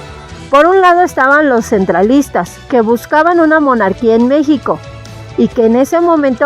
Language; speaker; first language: Spanish; native; Spanish